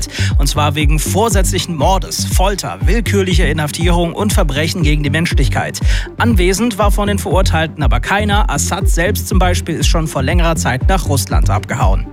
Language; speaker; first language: German; native; German